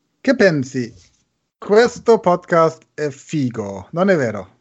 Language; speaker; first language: Italian; non-native, learner; German